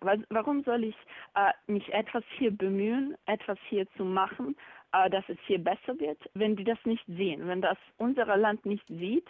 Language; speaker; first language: German; non-native, fluent; Bosnian